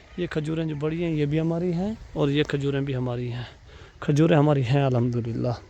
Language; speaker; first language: Urdu; non-native, local second language; Saraiki